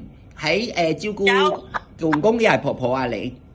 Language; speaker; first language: Cantonese; native; Cantonese